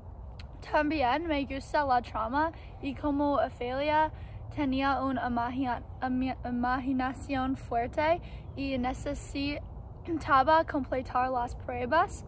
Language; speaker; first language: Spanish; non-native, learner; English